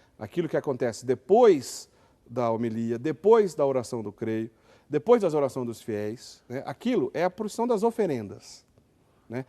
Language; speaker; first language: Portuguese; native; Portuguese